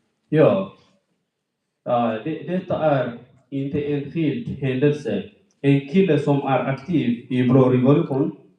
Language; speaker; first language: Swedish; non-native, fluent; Tigrinya